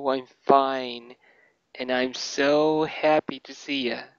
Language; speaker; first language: English; non-native, fluent; Russian